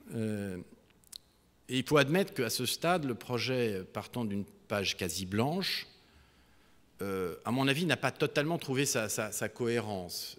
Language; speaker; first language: French; native; French